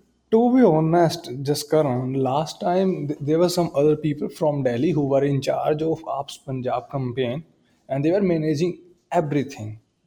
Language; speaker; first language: English; non-native, local second language; Punjabi